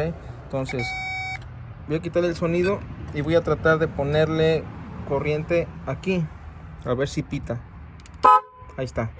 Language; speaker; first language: Spanish; native; Spanish